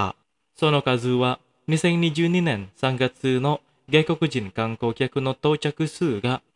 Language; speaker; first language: Japanese; non-native, fluent; Indonesian